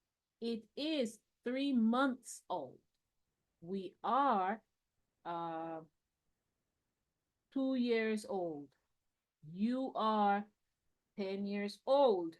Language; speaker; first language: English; non-native, fluent; Spanish